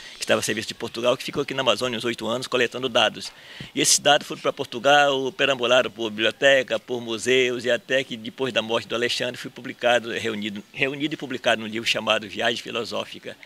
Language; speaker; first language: Portuguese; native; Portuguese